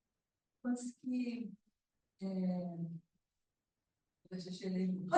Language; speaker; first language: French; non-native, learner; Portuguese